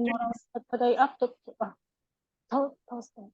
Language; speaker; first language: English; non-native, learner; Vietnamese